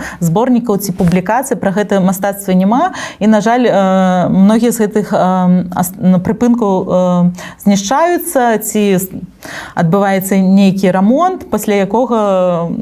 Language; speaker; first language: Belarusian; non-native, local second language; Russian